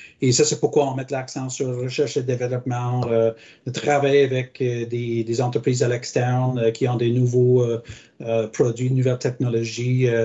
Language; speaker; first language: French; non-native, local second language; English